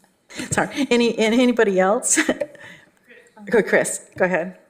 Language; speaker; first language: English; native; English